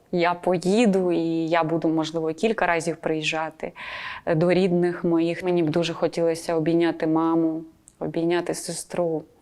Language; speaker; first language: Ukrainian; non-native, local second language; Russian